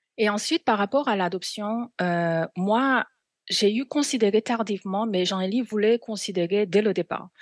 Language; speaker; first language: French; non-native, fluent; Korean